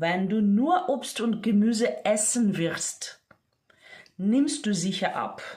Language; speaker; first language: German; non-native, fluent; Ukrainian